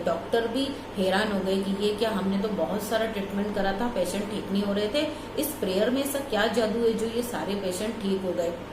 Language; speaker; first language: Hindi; native; Hindi